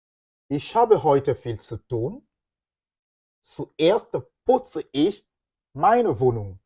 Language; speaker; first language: German; non-native, fluent; French